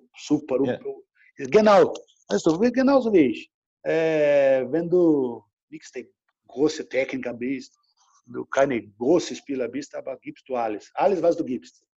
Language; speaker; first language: German; non-native, learner; Portuguese